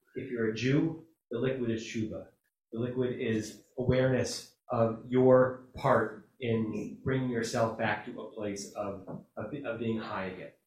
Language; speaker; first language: English; native; English